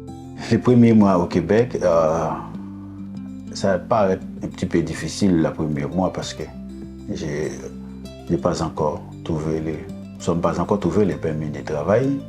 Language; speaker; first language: French; non-native, learner; Haitian Creole